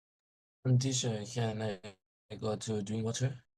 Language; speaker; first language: English; non-native, learner; Thai